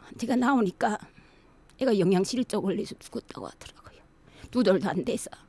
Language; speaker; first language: Korean; native; Korean